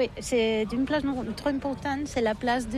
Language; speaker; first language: French; non-native, learner; Catalan